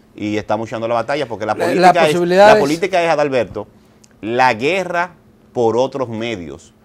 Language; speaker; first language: Spanish; native; Spanish